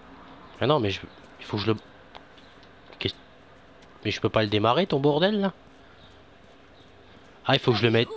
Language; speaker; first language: French; native; French